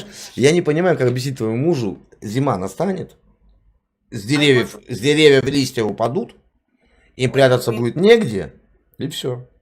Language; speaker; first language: Russian; native; Russian